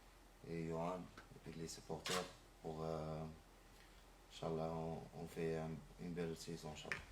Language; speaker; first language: French; non-native, local second language; Arabic